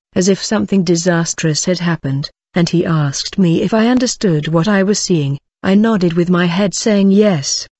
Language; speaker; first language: English; non-native, local second language; Zulu